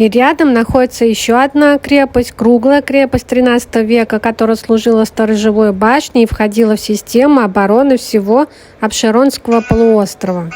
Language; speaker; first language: Russian; native; Russian